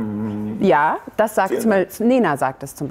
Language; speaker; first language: German; native; German